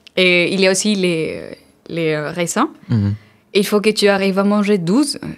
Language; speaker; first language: French; non-native, fluent; Spanish